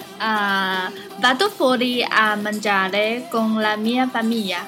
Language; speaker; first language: Italian; non-native, learner; Chinese